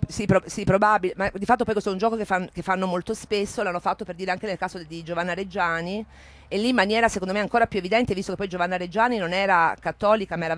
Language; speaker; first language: Italian; native; Italian